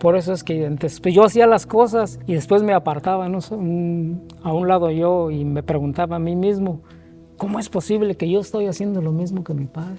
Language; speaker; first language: Spanish; native; Spanish